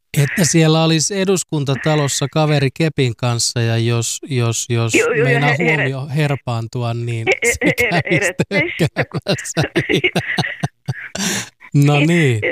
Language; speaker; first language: Finnish; native; Finnish